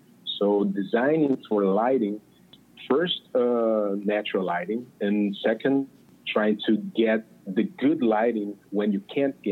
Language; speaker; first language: English; non-native, fluent; Portuguese